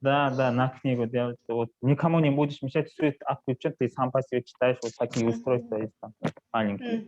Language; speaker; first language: Russian; non-native, local second language; Kazakh